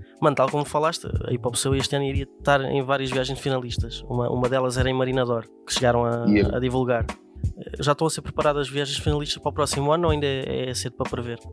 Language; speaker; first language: Portuguese; native; Portuguese